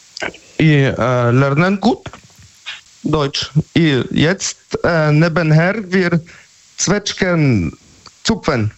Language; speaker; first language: German; non-native, learner; Polish